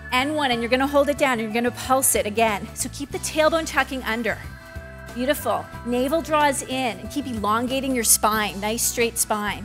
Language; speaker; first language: English; native; English